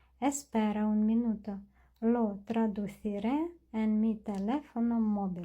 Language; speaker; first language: Spanish; non-native, learner; Ukrainian